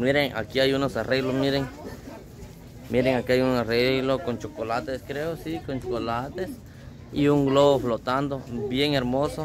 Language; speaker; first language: Spanish; native; Spanish